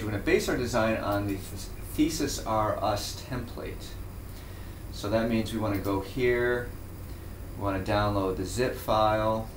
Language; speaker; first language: English; native; English